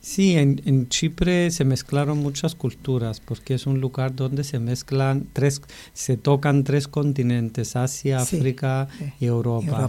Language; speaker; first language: Spanish; non-native, fluent; Greek